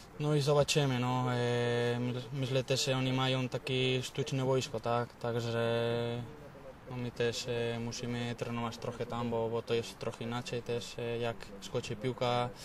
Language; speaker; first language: Polish; non-native, learner; Spanish